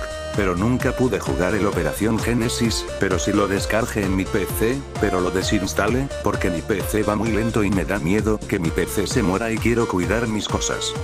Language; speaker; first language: Spanish; native; Spanish